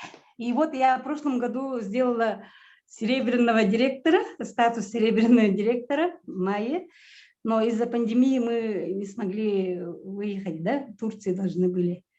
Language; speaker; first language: Russian; non-native, local second language; Yakut